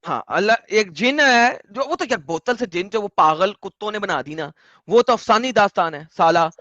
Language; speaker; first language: Urdu; native; Urdu